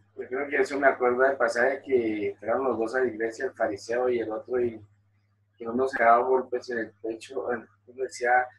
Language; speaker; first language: Spanish; native; Spanish